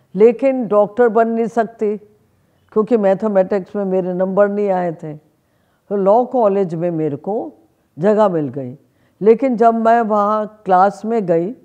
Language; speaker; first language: Hindi; native; Hindi